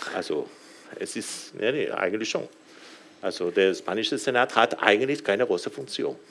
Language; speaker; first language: German; non-native, fluent; Spanish